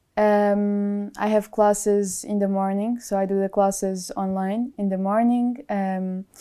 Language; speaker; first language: English; non-native, fluent; Portuguese